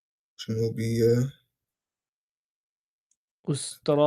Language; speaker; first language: Arabic; non-native, learner; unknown